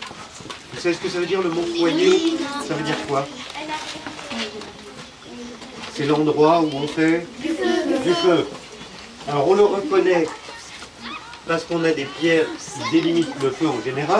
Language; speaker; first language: French; native; French